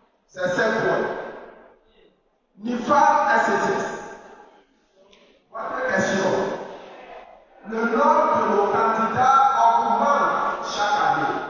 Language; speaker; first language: French; non-native, fluent; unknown